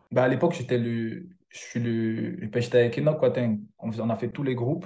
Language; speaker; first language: French; early bilingual, other home language; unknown